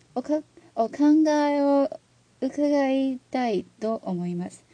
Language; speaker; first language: Japanese; non-native, learner; Chinese